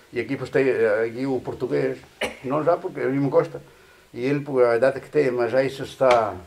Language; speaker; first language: Portuguese; native; Portuguese